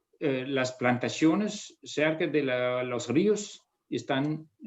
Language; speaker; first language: Spanish; non-native, fluent; Danish